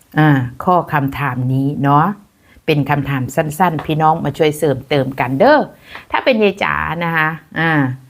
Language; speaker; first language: Thai; native; Thai